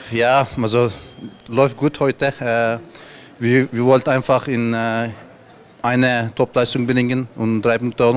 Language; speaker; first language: German; non-native, learner; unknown